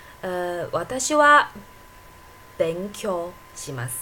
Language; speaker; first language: Japanese; non-native, fluent; Chinese